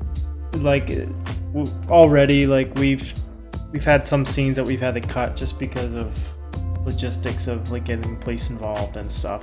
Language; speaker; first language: English; native; English